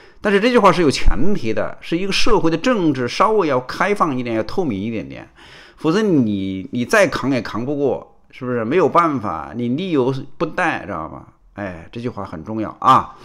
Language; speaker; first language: Chinese; native; Chinese